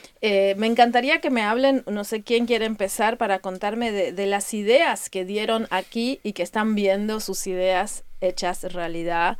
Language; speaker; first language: Spanish; native; Spanish